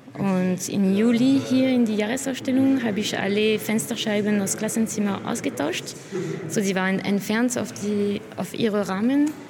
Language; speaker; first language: German; non-native, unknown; French